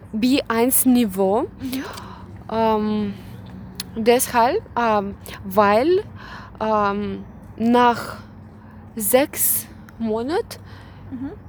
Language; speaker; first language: German; non-native, learner; Russian